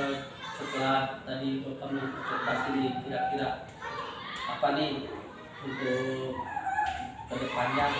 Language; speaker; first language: Indonesian; native; Indonesian